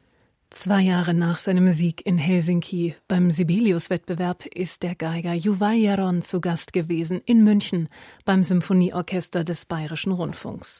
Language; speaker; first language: German; native; German